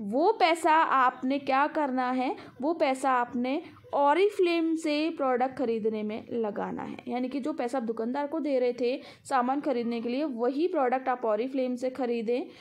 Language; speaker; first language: Hindi; non-native, local second language; Punjabi